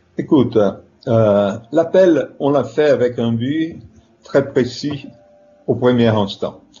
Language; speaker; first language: French; non-native, fluent; Portuguese